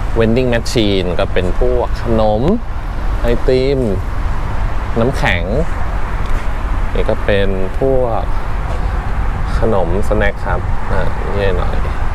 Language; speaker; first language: Thai; native; Thai